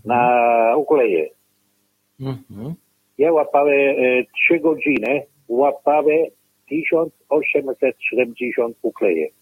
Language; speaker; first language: Polish; non-native, learner; Italian